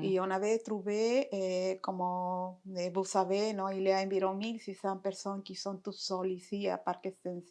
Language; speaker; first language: French; non-native, fluent; Spanish